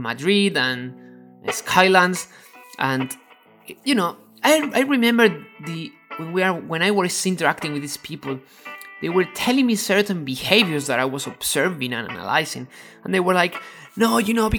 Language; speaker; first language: English; non-native, fluent; Spanish